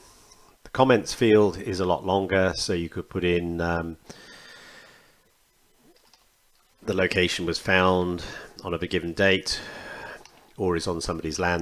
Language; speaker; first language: English; native; English